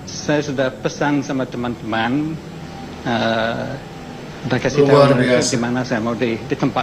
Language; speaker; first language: Indonesian; non-native, fluent; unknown